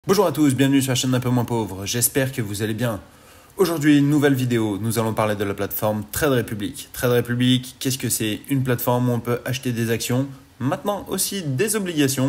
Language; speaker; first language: French; native; French